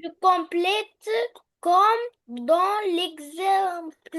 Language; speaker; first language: French; non-native, learner; Arabic